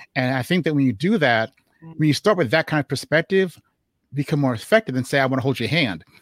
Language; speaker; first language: English; native; English